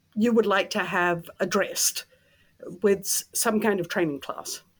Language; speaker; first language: English; native; English